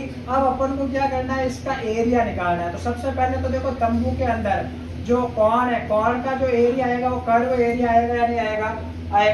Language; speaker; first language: Hindi; native; Hindi